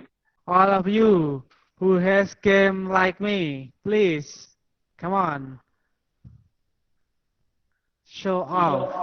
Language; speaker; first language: English; non-native, fluent; Indonesian